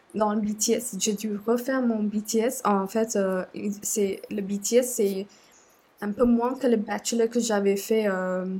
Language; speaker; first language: French; non-native, fluent; Sinhala